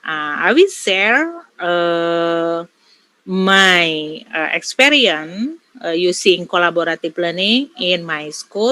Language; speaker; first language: English; non-native, learner; Indonesian